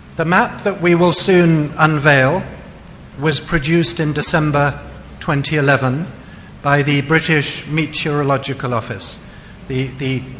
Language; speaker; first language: English; native; English